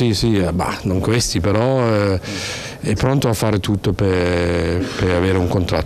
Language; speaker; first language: Italian; non-native, learner; Danish